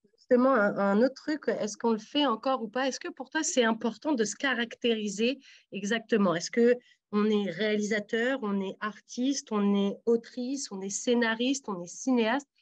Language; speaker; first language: French; native; French